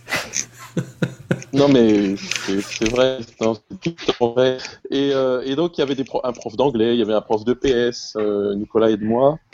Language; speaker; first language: French; native; French